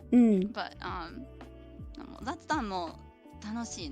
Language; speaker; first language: Japanese; non-native, learner; English